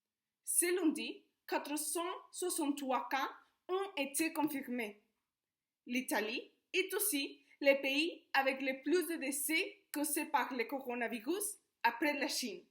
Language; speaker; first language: French; non-native, fluent; Spanish